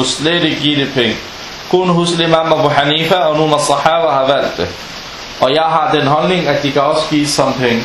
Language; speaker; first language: Danish; non-native, fluent; Arabic